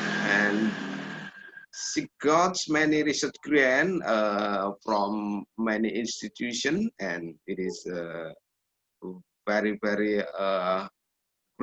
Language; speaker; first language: English; non-native, learner; Indonesian